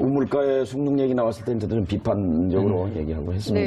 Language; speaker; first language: Korean; native; Korean